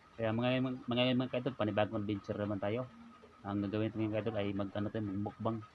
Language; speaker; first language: Filipino; non-native, local second language; Cebuano